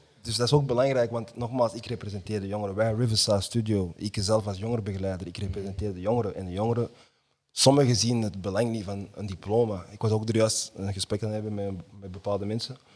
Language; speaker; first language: Dutch; early bilingual, other home language; Lingala